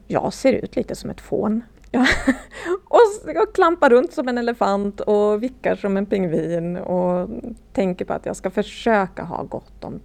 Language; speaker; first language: Swedish; native; Swedish